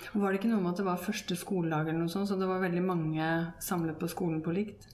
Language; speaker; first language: Norwegian; native; Norwegian